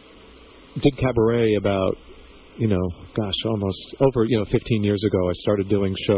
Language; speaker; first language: English; native; English